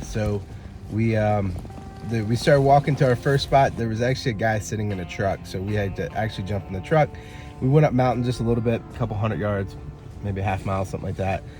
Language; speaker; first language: English; native; English